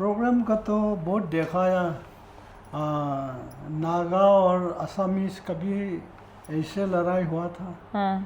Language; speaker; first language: Hindi; non-native, local second language; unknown